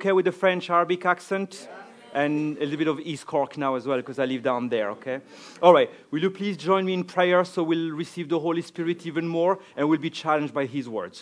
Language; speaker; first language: English; non-native, fluent; French